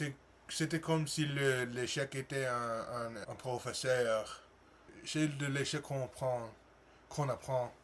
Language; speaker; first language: French; non-native, learner; English